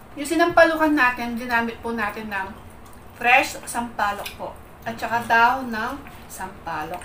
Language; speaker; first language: Filipino; non-native, local second language; Pampanga